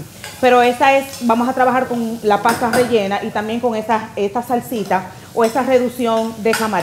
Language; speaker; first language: Spanish; native; Spanish